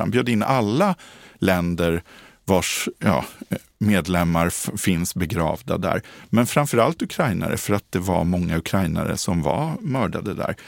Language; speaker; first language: Swedish; native; Swedish